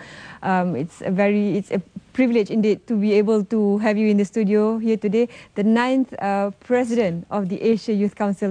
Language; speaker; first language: English; non-native, local second language; Malay